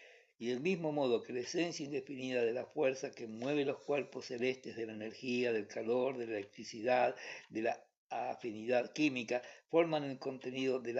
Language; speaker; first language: Spanish; native; Spanish